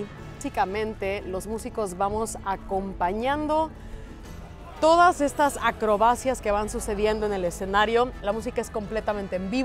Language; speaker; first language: Spanish; native; Spanish